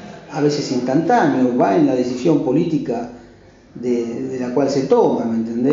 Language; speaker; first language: Spanish; native; Spanish